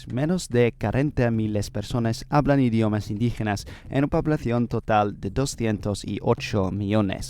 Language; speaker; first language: Spanish; non-native, learner; English